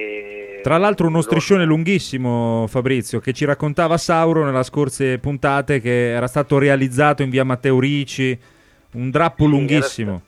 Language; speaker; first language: Italian; native; Italian